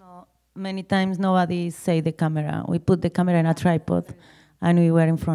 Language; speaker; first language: English; non-native, learner; Spanish